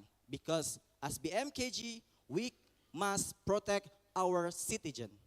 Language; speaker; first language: English; non-native, learner; Indonesian